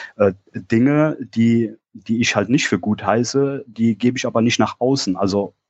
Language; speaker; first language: German; native; German